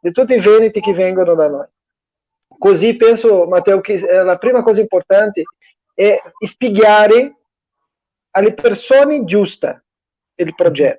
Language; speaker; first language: Italian; non-native, fluent; Portuguese